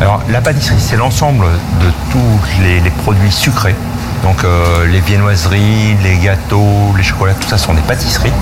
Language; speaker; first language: French; native; French